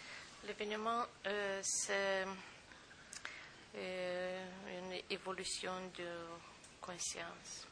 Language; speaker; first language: French; non-native, fluent; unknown